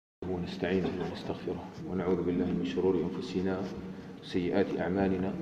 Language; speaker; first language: Arabic; native; Arabic